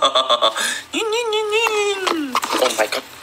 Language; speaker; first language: English; non-native, learner; Vietnamese